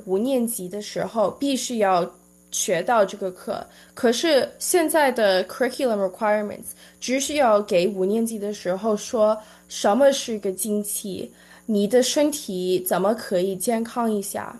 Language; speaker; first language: Chinese; early bilingual, heritage; Chinese